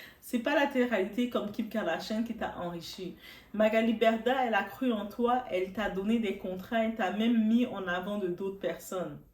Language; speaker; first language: French; non-native, local second language; Arabic